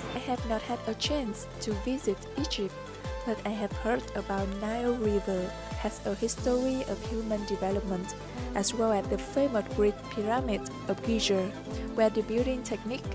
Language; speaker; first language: English; non-native, fluent; Vietnamese